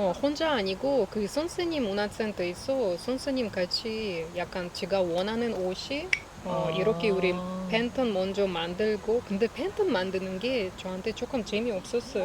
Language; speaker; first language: Korean; non-native, learner; Russian